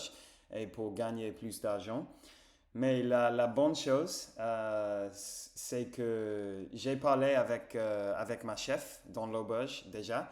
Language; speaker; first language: French; non-native, fluent; English